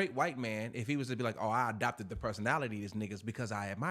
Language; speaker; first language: English; native; English